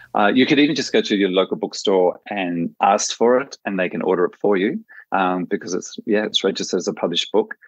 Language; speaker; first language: English; native; English